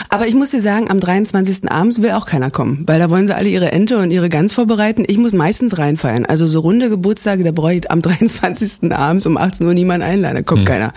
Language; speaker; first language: German; native; German